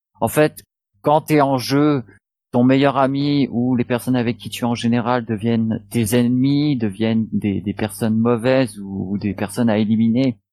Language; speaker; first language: French; native; French